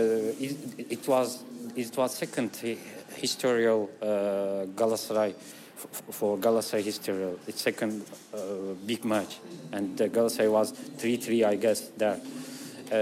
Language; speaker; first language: English; non-native, learner; Turkish